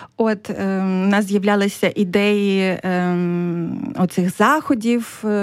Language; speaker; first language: Ukrainian; native; Ukrainian